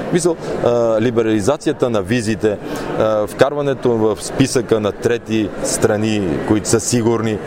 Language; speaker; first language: Bulgarian; native; Bulgarian